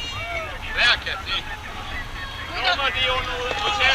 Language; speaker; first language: Italian; non-native, learner; Dutch